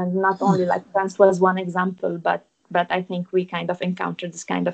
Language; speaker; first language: English; non-native, fluent; Arabic